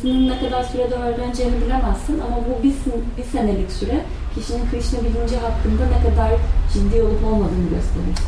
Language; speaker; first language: Turkish; native; Turkish